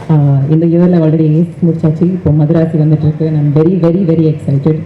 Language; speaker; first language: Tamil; non-native, learner; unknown